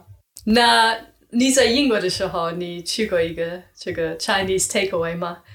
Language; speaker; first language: Chinese; non-native, learner; English